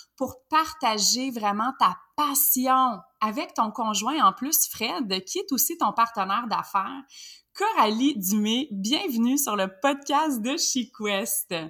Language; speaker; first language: French; native; French